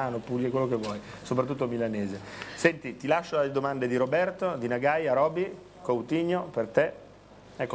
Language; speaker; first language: Italian; native; Italian